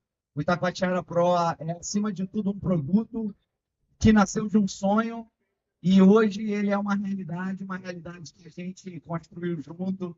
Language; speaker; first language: Portuguese; native; Portuguese